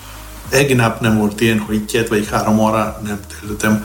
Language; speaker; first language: Hungarian; non-native, fluent; Greek